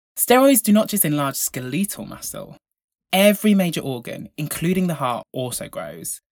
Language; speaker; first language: English; native; English